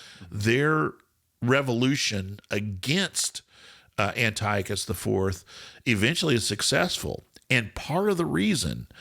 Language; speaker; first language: English; native; English